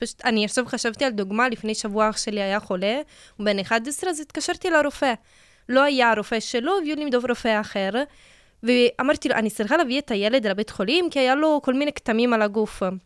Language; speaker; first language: Hebrew; non-native, fluent; Italian